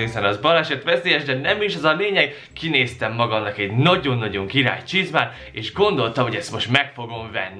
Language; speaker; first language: Hungarian; native; Hungarian